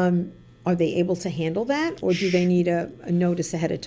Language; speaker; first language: English; native; English